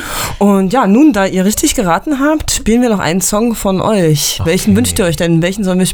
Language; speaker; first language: German; native; German